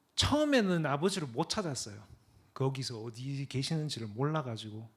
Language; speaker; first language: Korean; early bilingual, other home language; English